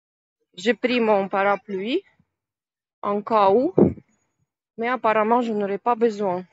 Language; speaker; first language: French; non-native, fluent; Russian